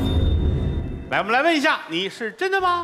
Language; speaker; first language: Chinese; native; Chinese